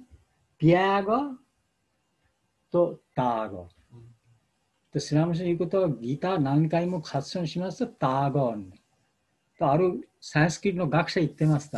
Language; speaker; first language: Japanese; non-native, fluent; Bangla